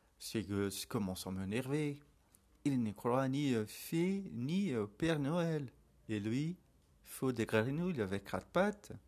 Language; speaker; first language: French; non-native, learner; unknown